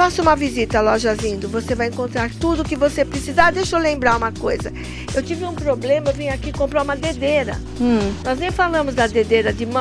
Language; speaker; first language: Portuguese; native; Portuguese